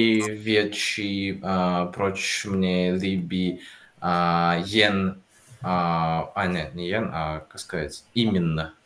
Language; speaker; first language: Czech; non-native, learner; Russian